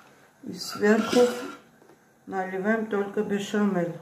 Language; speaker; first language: Russian; non-native, fluent; Armenian